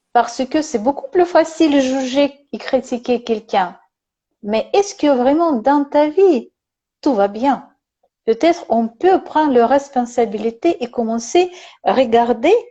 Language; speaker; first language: French; non-native, learner; Russian